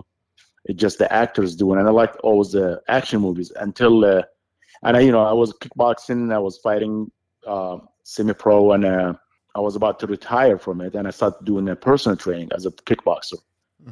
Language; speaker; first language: English; non-native, fluent; Arabic